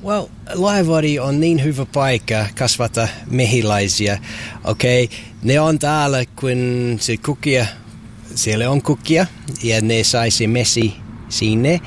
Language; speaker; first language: Finnish; non-native, learner; English